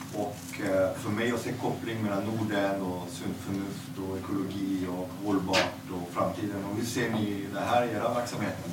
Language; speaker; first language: Swedish; non-native, fluent; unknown